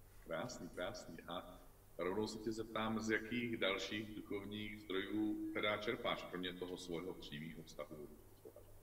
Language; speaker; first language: Czech; native; Czech